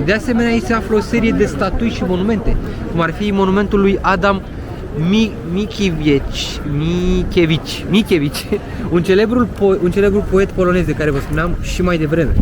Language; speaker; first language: Romanian; native; Romanian